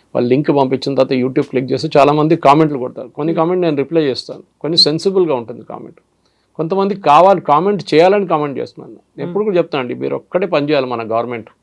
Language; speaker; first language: Telugu; non-native, fluent; Malayalam